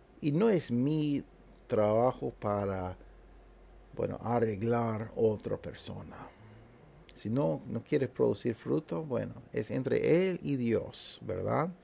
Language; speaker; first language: Spanish; non-native, fluent; English